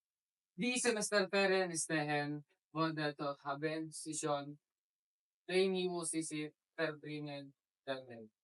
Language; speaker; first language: German; non-native, learner; Filipino